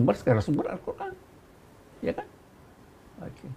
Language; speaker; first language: Indonesian; native; Indonesian